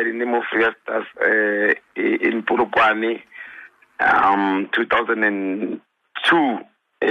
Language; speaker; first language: English; non-native, local second language; Northern Sotho